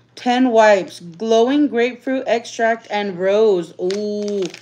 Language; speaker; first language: English; early bilingual, other home language; Spanish